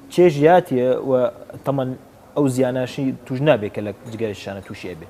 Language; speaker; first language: Central Kurdish; native; Central Kurdish